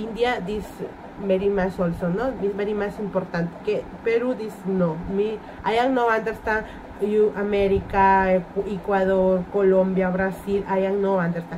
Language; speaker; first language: English; non-native, learner; Spanish